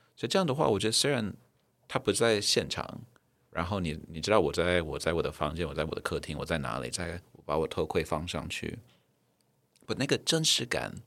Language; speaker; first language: Chinese; non-native, fluent; English